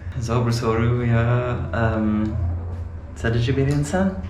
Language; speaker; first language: Turkish; non-native, learner; French